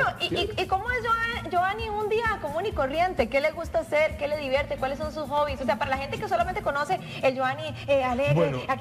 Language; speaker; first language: Spanish; native; Spanish